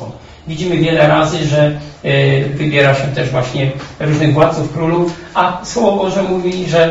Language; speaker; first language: Polish; native; Polish